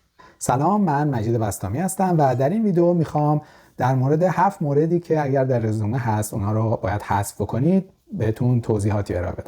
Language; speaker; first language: Persian; native; Persian